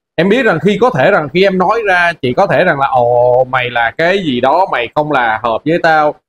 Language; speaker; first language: Vietnamese; native; Vietnamese